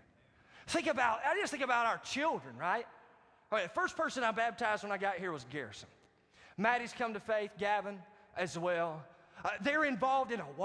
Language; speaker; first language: English; native; English